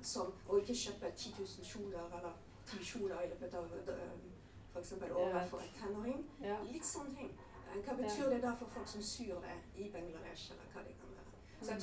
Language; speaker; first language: Norwegian; non-native, fluent; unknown